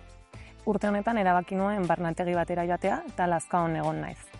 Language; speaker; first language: Basque; non-native, local second language; Spanish